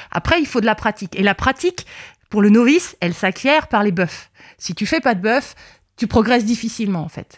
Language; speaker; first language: French; native; French